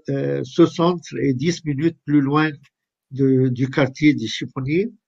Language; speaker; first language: French; non-native, fluent; Arabic